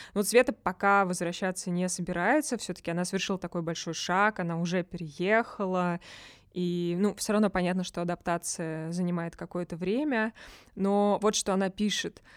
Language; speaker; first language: Russian; native; Russian